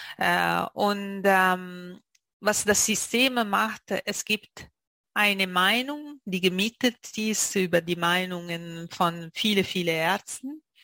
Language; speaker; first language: German; non-native, fluent; Italian